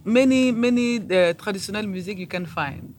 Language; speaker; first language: English; non-native, learner; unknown